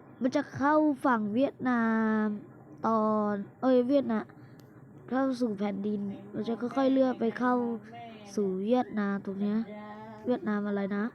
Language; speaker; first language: Thai; native; Thai